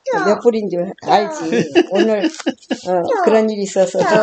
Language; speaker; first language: Korean; native; Korean